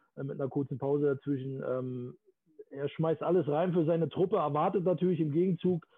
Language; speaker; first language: German; native; German